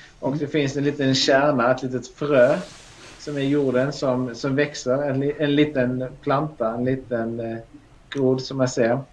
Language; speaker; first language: Swedish; native; Swedish